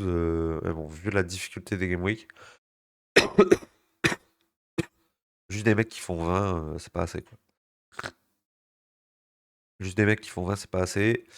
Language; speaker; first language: French; native; French